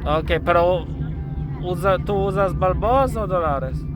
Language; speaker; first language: Spanish; non-native, learner; Polish